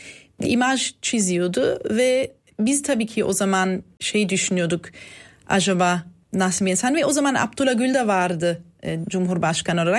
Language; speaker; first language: Turkish; non-native, fluent; German